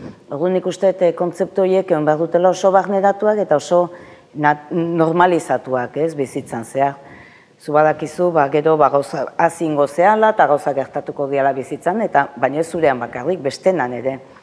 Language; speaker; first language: Basque; native; Basque